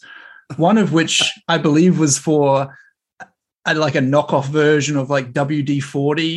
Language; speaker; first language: English; native; English